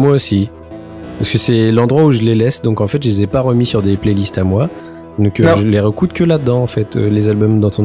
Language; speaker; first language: French; native; French